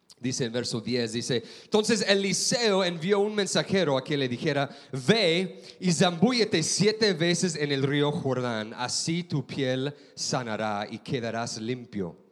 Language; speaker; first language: Spanish; non-native, fluent; English